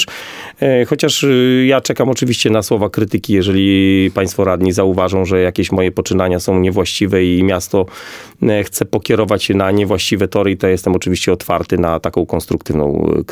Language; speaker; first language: Polish; native; Polish